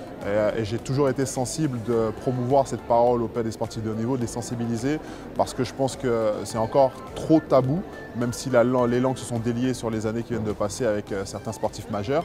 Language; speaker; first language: French; native; French